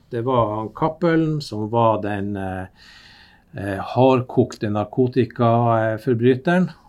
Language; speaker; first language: Norwegian; native; Norwegian